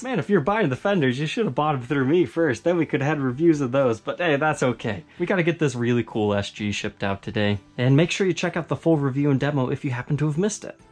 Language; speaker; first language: English; native; English